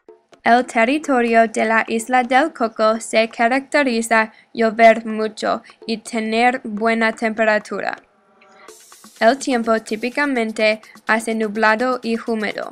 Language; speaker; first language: Spanish; non-native, learner; English